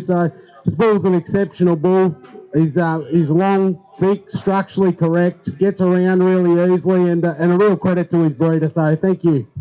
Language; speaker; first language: English; native; English